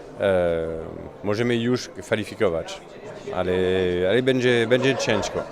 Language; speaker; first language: Polish; non-native, learner; French